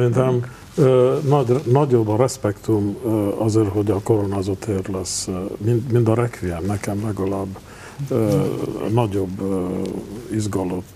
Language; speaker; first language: Hungarian; non-native, local second language; Romanian